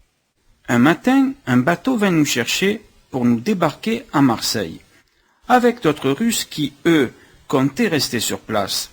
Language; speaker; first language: French; native; French